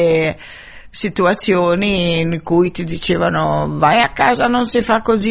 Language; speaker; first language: Italian; non-native, fluent; Arabic